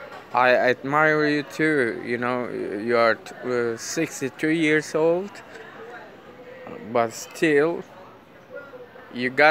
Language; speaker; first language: English; non-native, fluent; Turkish